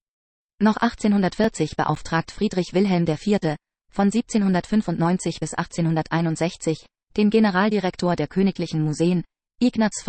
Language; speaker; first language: German; native; German